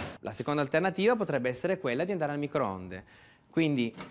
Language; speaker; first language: Italian; native; Italian